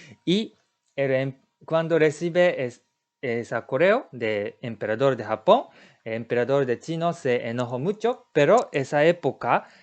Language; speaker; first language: Spanish; non-native, learner; Japanese